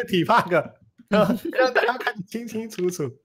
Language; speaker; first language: Chinese; native; Chinese